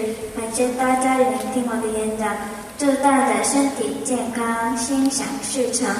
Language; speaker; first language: Chinese; non-native, learner; Korean